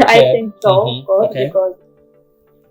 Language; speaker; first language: English; non-native, learner; Russian